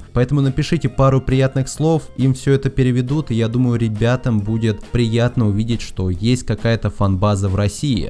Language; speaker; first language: Russian; native; Russian